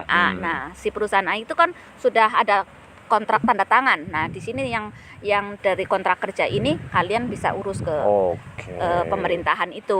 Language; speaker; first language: Indonesian; native; Indonesian